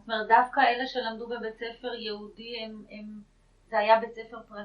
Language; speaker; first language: Hebrew; native; Hebrew